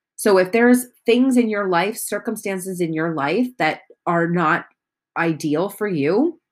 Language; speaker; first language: English; native; English